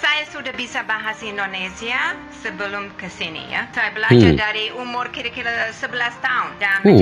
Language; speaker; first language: Indonesian; non-native, fluent; English